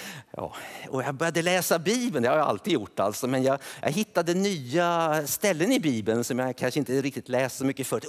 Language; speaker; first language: Swedish; native; Swedish